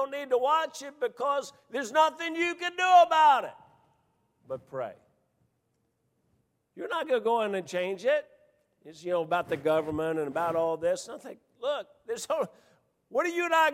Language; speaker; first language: English; native; English